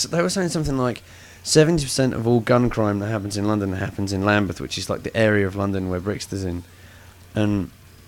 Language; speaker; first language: English; native; English